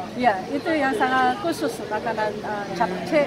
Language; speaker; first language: Indonesian; non-native, fluent; Korean